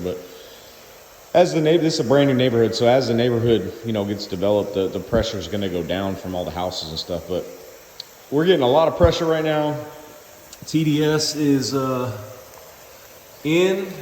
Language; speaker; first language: English; native; English